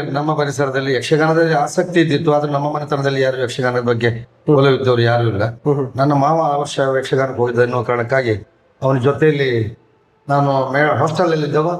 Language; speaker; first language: Kannada; native; Kannada